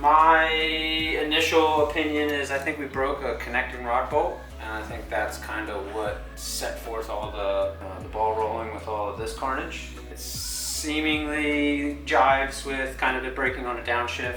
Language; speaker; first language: English; native; English